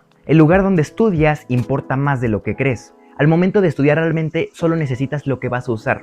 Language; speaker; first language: Spanish; native; Spanish